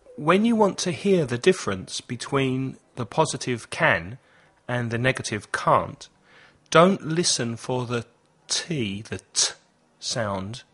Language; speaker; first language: English; native; English